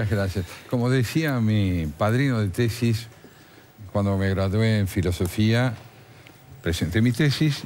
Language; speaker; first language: Spanish; native; Spanish